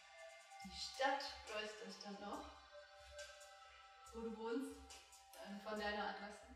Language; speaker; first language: German; native; German